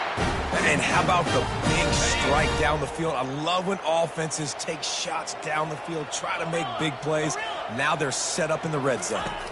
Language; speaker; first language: English; native; English